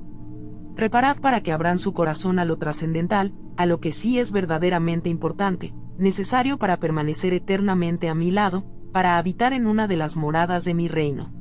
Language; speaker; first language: Spanish; native; Spanish